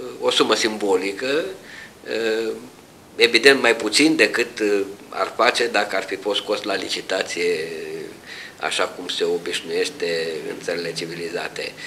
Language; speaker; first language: Romanian; native; Romanian